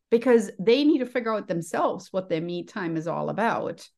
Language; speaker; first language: English; non-native, fluent; German